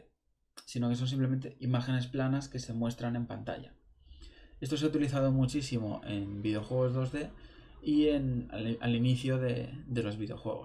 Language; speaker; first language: Spanish; native; Spanish